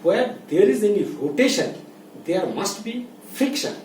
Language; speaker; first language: English; non-native, local second language; Bangla